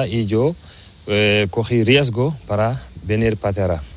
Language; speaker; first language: Spanish; non-native, learner; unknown